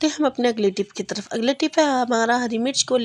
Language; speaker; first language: Hindi; native; Hindi